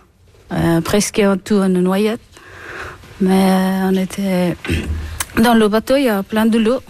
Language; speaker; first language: French; non-native, learner; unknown